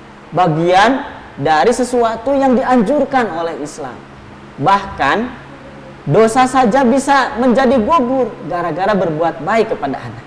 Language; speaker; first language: Indonesian; native; Indonesian